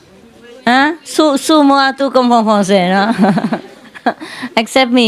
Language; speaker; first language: French; non-native, learner; Vietnamese